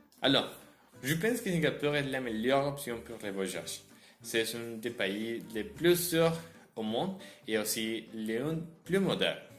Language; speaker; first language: French; non-native, learner; Spanish